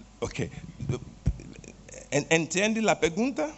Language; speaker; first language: Spanish; non-native, learner; Portuguese